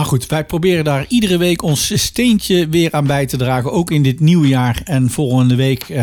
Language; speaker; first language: Dutch; native; Dutch